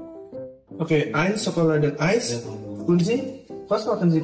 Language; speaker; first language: German; non-native, learner; Indonesian